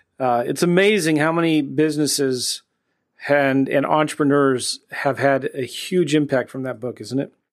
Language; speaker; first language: English; native; English